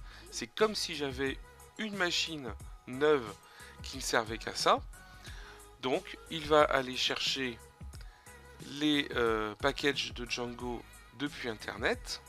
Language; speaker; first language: French; native; French